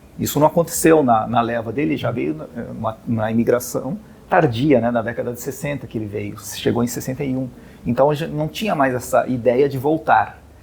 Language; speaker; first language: Portuguese; native; Portuguese